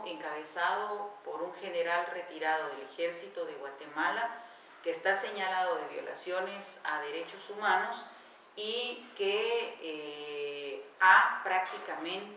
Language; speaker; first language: Spanish; native; Spanish